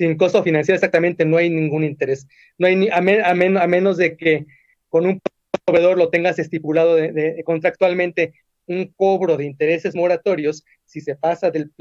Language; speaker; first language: Spanish; native; Spanish